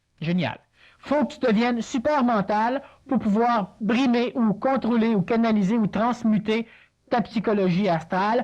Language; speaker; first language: French; native; French